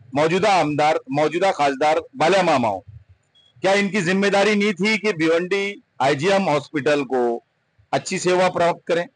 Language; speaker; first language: Hindi; non-native, local second language; Urdu